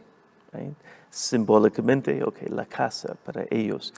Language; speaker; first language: Spanish; non-native, fluent; English